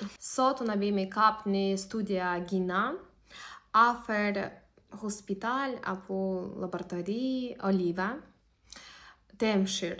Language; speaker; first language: Albanian; non-native, learner; Russian